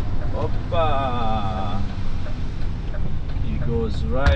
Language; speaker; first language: English; non-native, learner; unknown